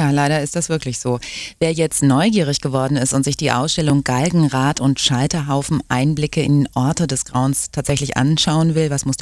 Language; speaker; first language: German; native; German